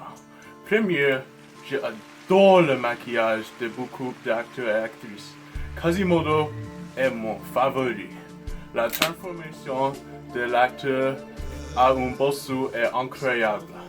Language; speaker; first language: French; non-native, learner; English